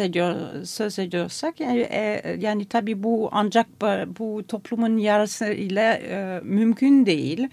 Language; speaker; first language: Turkish; non-native, fluent; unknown